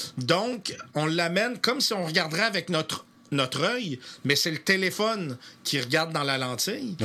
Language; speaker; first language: French; native; French